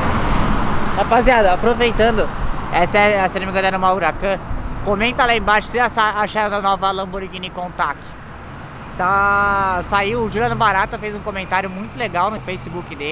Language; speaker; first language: Portuguese; native; Portuguese